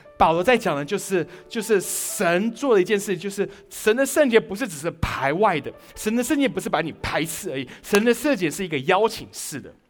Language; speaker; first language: Chinese; early bilingual, heritage; Chinese